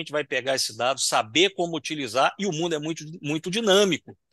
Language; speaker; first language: Portuguese; native; Portuguese